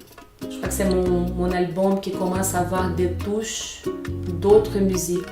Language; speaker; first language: French; non-native, fluent; Portuguese